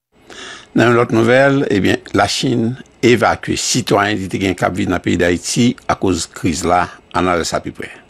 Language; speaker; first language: French; early bilingual, heritage; Haitian Creole